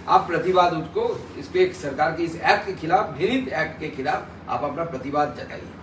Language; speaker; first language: Hindi; non-native, local second language; Bangla